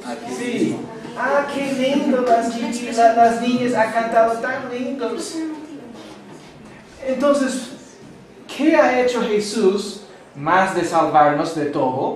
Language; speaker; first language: Spanish; non-native, fluent; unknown